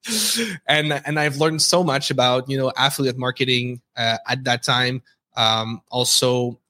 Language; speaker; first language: English; non-native, fluent; French